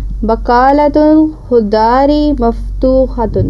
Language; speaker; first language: Arabic; non-native, learner; Urdu